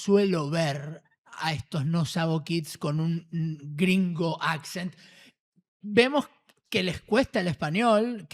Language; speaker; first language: Spanish; native; Spanish